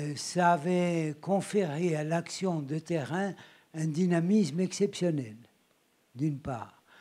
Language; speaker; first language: French; native; French